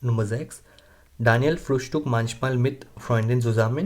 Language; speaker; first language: German; non-native, learner; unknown